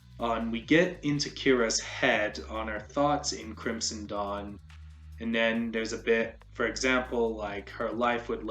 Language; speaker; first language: English; native; English